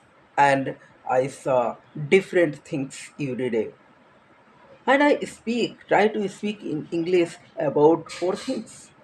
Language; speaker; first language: English; non-native, learner; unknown